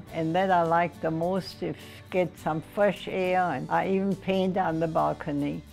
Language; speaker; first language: English; non-native, fluent; German